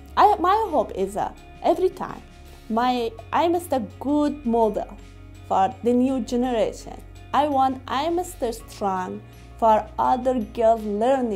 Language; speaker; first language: English; non-native, learner; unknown